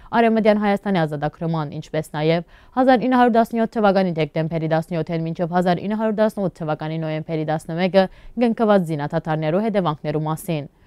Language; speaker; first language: Armenian; early bilingual, heritage; Armenian